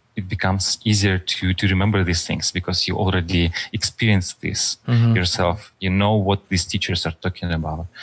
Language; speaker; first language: English; non-native, fluent; Russian